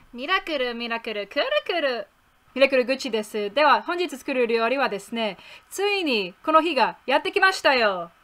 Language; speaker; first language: Japanese; non-native, fluent; English